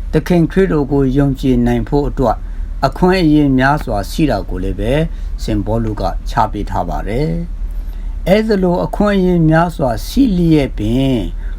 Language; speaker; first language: Burmese; non-native, local second language; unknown